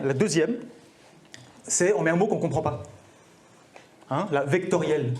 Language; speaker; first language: French; native; French